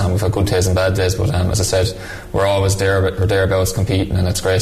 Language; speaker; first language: English; native; English